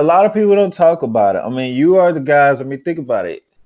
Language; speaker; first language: English; native; English